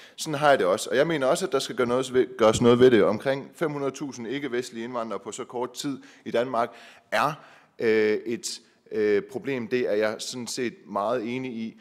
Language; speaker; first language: Danish; early bilingual, other home language; Persian